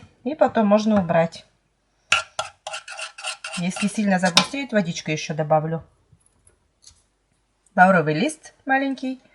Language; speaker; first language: Russian; native; Russian